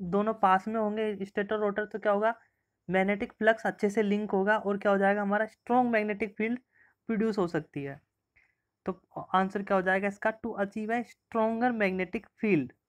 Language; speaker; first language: Hindi; native; Hindi